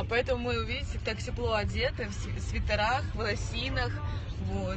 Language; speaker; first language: Russian; native; Russian